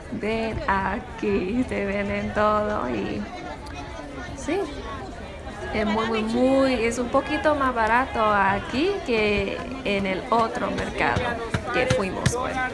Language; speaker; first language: Spanish; non-native, fluent; English